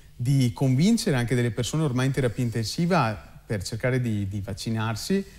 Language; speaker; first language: Italian; native; Italian